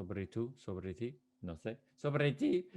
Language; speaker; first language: Spanish; non-native, fluent; English